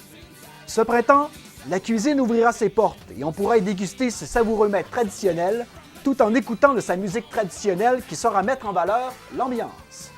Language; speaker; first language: French; native; French